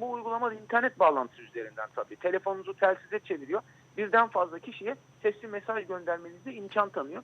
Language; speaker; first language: Turkish; native; Turkish